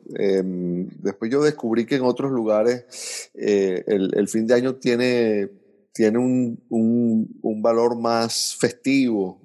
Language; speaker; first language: Spanish; native; Spanish